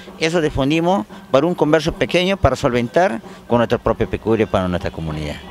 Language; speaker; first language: Spanish; non-native, local second language; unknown